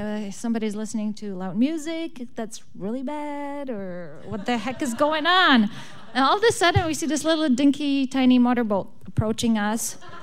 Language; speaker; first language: English; early bilingual, other home language; Polish